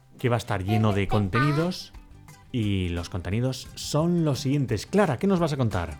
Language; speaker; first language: Spanish; native; Spanish